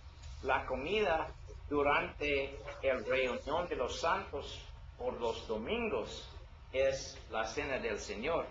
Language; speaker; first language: Spanish; non-native, learner; English